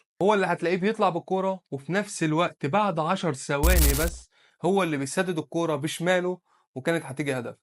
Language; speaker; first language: Arabic; native; Arabic